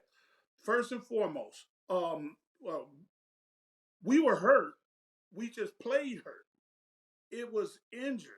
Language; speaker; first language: English; native; English